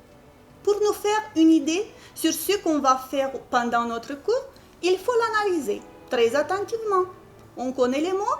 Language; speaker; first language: French; non-native, fluent; Romanian